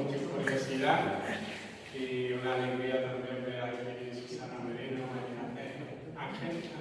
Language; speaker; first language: Spanish; non-native, fluent; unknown